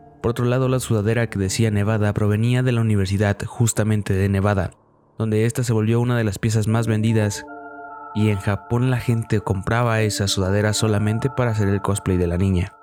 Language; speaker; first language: Spanish; native; Spanish